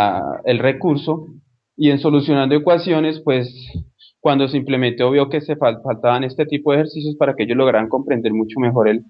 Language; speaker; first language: Spanish; native; Spanish